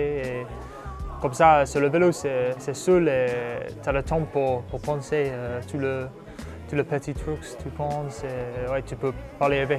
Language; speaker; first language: French; non-native, learner; English